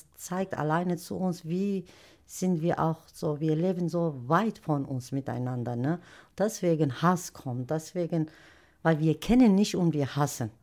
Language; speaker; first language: German; non-native, learner; Turkish